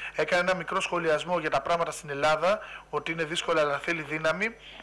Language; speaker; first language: Greek; native; Greek